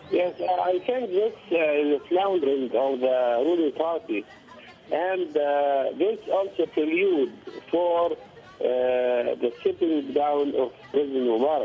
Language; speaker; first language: English; non-native, fluent; Arabic